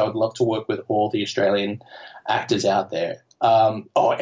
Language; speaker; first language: English; native; English